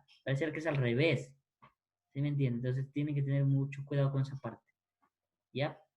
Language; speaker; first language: Spanish; native; Spanish